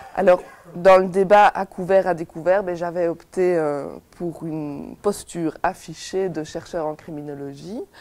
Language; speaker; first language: French; native; French